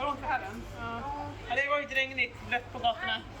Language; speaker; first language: Swedish; native; Swedish